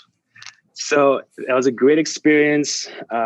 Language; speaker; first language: English; early bilingual, other home language; Spanish